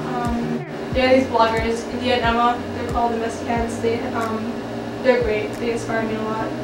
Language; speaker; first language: English; native; English